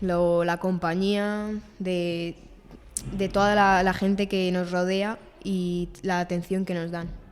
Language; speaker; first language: Spanish; native; Spanish